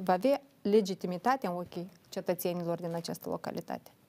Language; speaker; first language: Romanian; native; Romanian